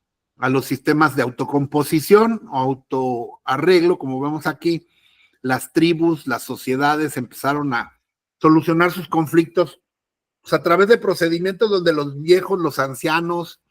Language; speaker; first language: Spanish; native; Spanish